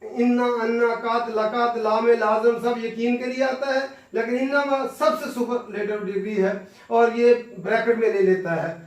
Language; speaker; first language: Urdu; native; Urdu